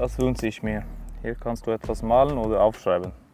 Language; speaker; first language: German; non-native, fluent; Norwegian